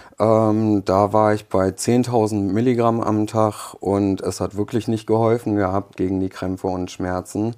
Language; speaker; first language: German; early bilingual, other home language; Polish